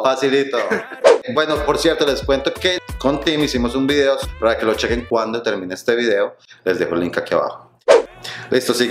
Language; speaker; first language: Spanish; native; Spanish